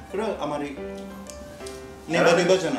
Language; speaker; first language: Japanese; non-native, learner; Indonesian